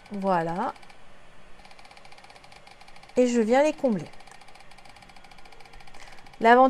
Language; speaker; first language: French; native; French